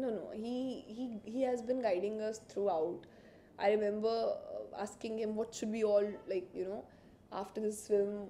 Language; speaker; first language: English; non-native, local second language; Hindi